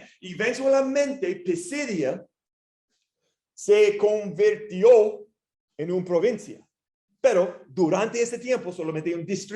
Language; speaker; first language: Spanish; non-native, fluent; English